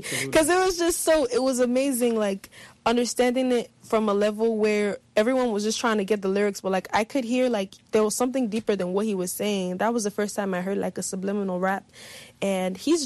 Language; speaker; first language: English; non-native, local second language; Igbo